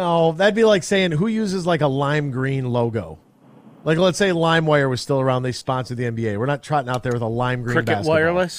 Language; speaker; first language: English; native; English